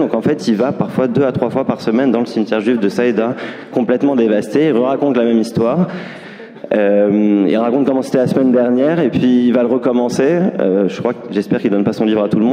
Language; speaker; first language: French; native; French